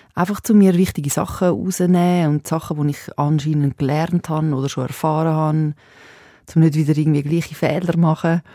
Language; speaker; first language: German; early bilingual, other home language; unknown